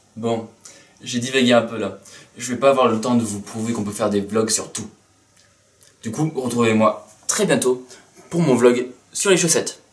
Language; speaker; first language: French; native; French